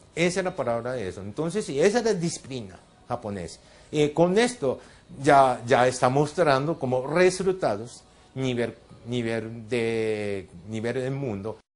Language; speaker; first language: Spanish; non-native, fluent; Japanese